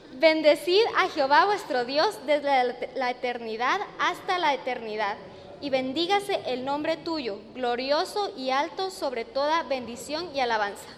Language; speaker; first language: Spanish; non-native, fluent; English